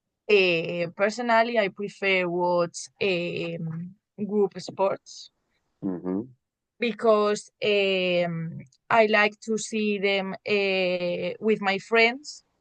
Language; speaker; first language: English; non-native, learner; Spanish